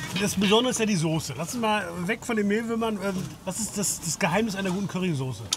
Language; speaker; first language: German; native; German